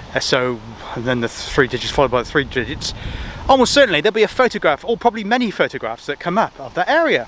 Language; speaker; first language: English; native; English